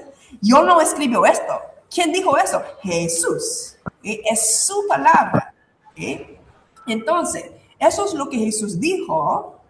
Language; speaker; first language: Spanish; non-native, fluent; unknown